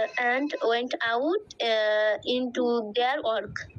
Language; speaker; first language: English; non-native, learner; Bangla